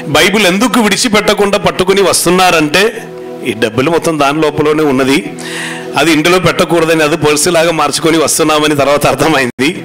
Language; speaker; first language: Telugu; non-native, fluent; Malayalam